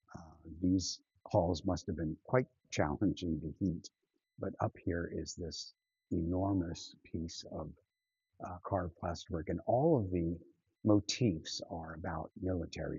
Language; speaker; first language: English; native; English